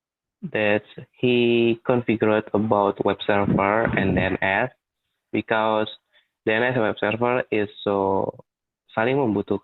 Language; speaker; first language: English; non-native, learner; Indonesian